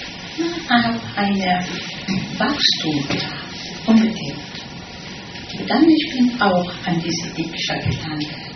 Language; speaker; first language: German; non-native, fluent; Italian